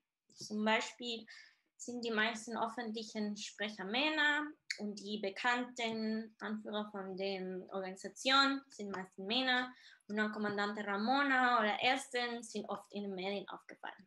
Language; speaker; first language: German; non-native, fluent; Spanish